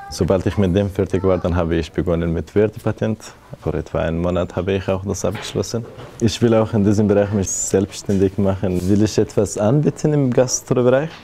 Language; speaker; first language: German; non-native, fluent; Persian